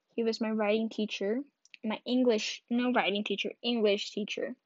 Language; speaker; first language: English; early bilingual, other home language; Spanish